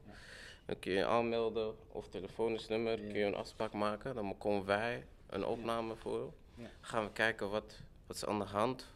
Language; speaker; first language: Dutch; non-native, fluent; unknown